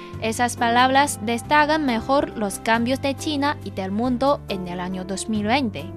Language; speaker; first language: Spanish; non-native, fluent; Chinese